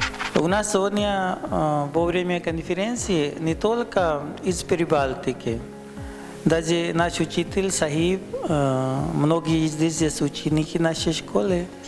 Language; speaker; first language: Russian; non-native, learner; Hindi